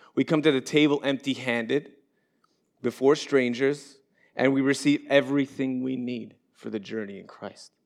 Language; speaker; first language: English; native; English